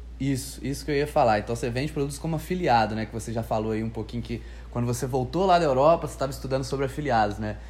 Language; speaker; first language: Portuguese; native; Portuguese